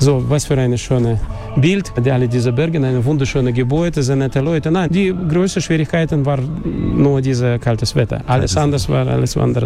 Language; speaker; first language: German; non-native, learner; Russian